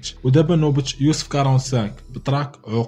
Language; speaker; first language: Arabic; native; Arabic